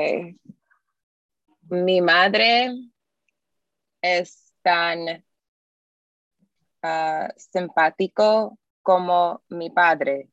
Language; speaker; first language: Spanish; non-native, learner; English